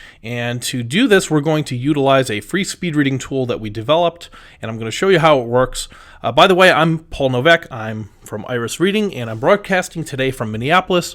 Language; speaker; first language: English; native; English